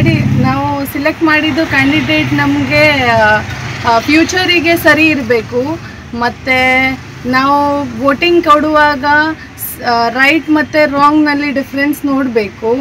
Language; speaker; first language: Kannada; non-native, local second language; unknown